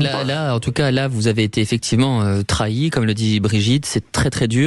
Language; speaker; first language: French; native; French